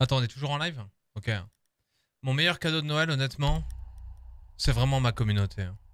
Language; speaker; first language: French; native; French